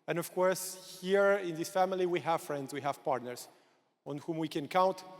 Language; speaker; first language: English; non-native, fluent; Romanian